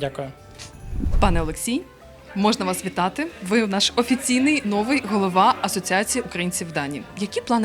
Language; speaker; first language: Ukrainian; native; Ukrainian